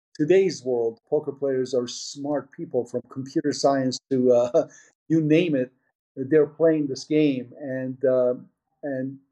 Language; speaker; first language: English; early bilingual, other home language; Persian